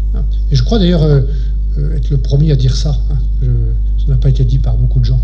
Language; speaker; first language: French; native; French